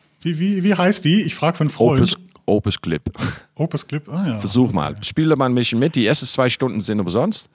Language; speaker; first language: German; non-native, fluent; Dutch